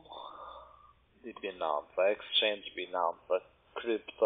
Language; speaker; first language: German; non-native, learner; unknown